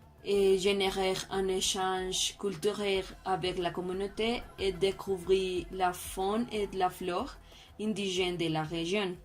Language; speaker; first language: French; non-native, learner; Spanish